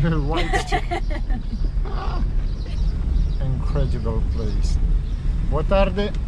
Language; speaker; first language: English; non-native, learner; French